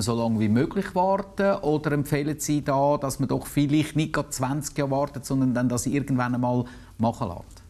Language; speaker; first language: German; native; German